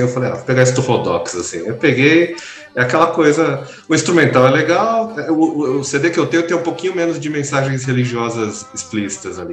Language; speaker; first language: Portuguese; native; Portuguese